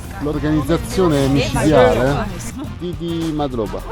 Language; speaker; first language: Italian; native; Italian